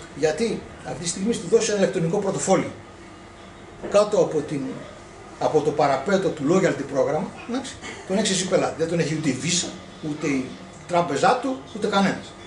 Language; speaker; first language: Greek; early bilingual, heritage; Greek